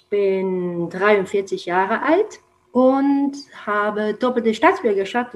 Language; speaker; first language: German; non-native, fluent; Romanian